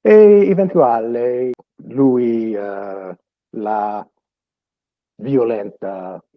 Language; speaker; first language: Italian; early bilingual, other home language; English